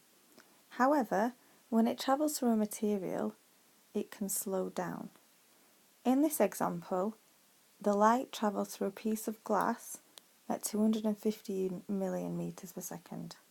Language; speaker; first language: English; native; English